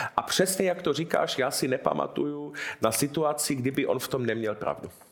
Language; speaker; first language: Czech; early bilingual, heritage; Czech